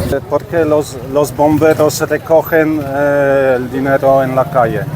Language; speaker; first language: Spanish; non-native, learner; Polish